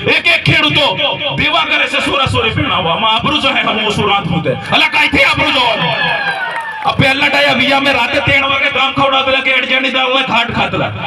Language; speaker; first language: Gujarati; non-native, local second language; Rathawi